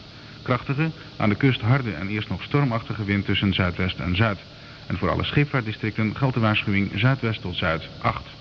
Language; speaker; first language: Dutch; native; Dutch